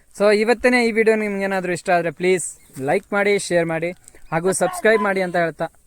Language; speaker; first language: Kannada; native; Kannada